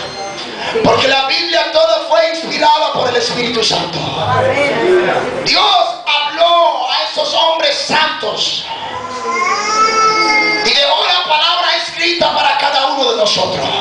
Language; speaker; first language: Spanish; native; Spanish